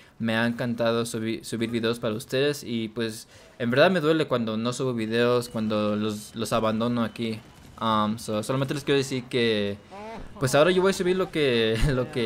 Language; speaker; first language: Spanish; early bilingual, heritage; Spanish